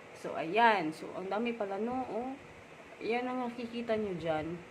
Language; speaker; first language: Filipino; non-native, local second language; Cebuano